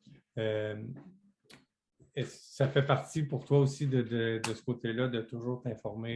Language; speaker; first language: French; native; French